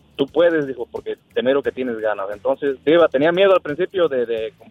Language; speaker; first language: Spanish; native; Spanish